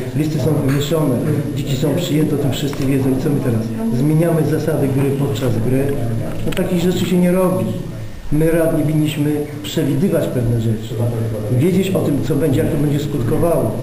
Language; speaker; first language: Polish; native; Polish